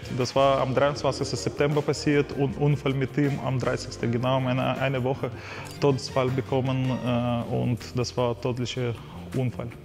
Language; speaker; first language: German; non-native, fluent; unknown